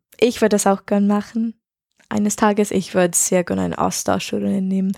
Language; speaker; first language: German; non-native, learner; English